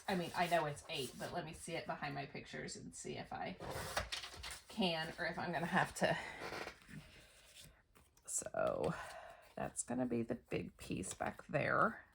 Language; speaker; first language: English; native; English